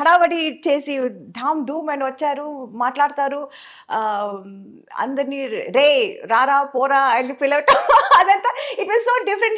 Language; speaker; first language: Telugu; non-native, fluent; Tamil